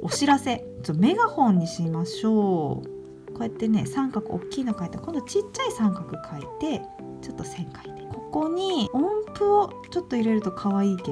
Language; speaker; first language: Japanese; native; Japanese